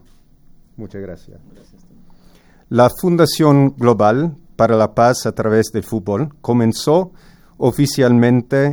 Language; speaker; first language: Spanish; non-native, fluent; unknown